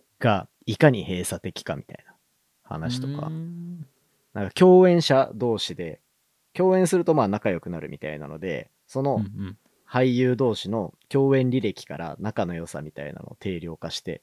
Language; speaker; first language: Japanese; native; Japanese